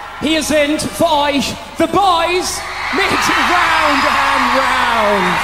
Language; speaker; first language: German; native; German